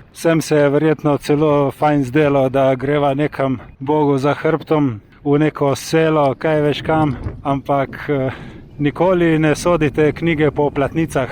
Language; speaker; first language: Slovenian; native; Slovenian